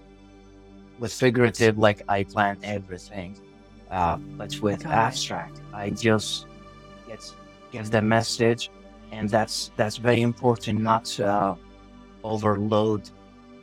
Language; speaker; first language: English; non-native, learner; Arabic